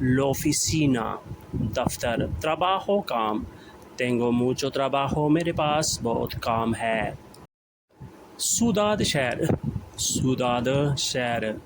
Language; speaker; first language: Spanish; non-native, learner; Urdu